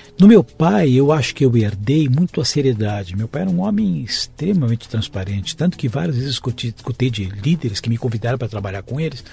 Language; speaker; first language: Portuguese; native; Portuguese